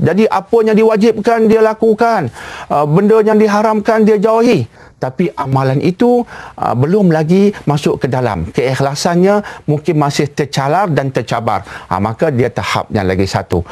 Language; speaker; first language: Malay; native; Malay